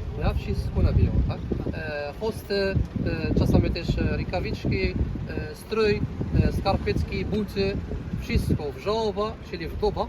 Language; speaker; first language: Polish; non-native, learner; Arabic